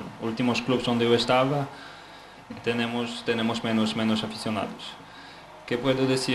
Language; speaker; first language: Spanish; non-native, learner; Polish